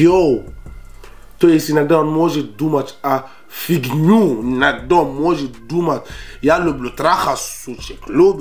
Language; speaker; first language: Russian; non-native, learner; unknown